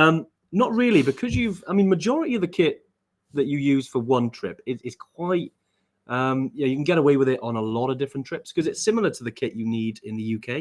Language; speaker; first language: English; native; English